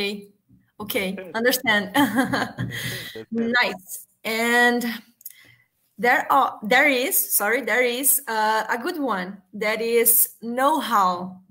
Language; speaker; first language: English; non-native, learner; Portuguese